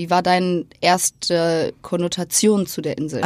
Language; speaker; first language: German; native; German